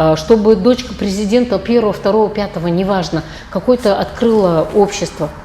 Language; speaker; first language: Russian; non-native, local second language; Kazakh